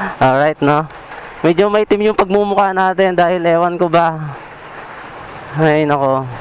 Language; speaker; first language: Filipino; non-native, local second language; Bikol